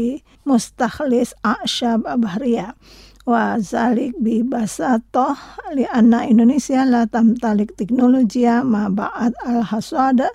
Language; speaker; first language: Arabic; non-native, fluent; Indonesian